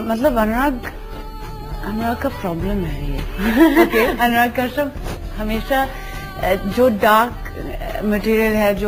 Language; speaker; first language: Hindi; non-native, local second language; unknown